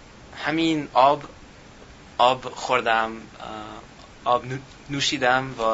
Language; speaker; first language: Persian; non-native, learner; English